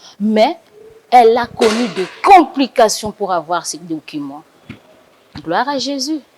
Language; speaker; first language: French; non-native, local second language; Lingala